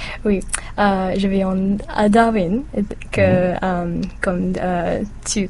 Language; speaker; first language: French; non-native, learner; English